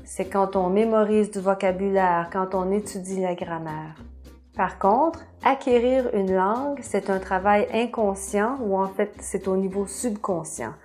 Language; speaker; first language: French; native; French